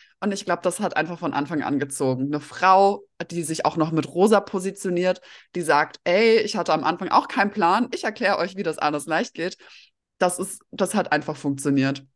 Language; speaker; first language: German; early bilingual, other home language; Russian